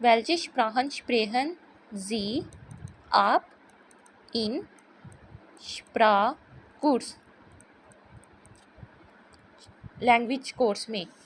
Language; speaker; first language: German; non-native, learner; Urdu